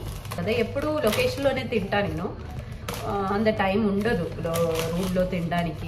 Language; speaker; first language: Telugu; non-native, local second language; Malayalam